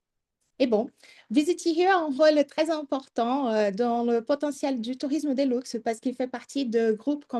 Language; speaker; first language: French; non-native, fluent; Portuguese